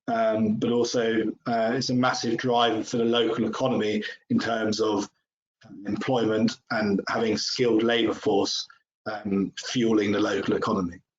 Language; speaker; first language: English; native; English